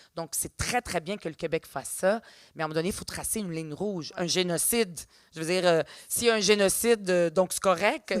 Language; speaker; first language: French; early bilingual, other home language; Arabic